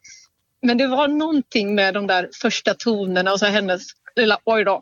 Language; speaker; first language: Swedish; native; Swedish